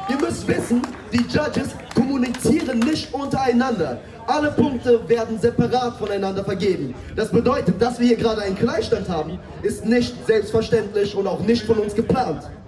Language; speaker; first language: German; native; German